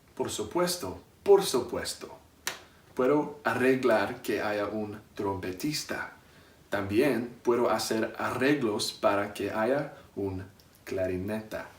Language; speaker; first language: Spanish; non-native, learner; English